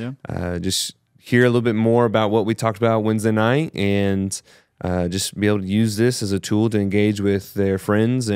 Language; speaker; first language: English; native; English